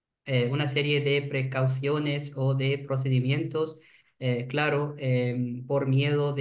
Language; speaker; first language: Spanish; non-native, fluent; Arabic